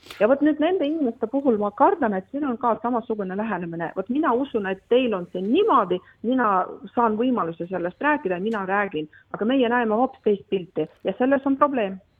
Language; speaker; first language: Estonian; non-native, local second language; Russian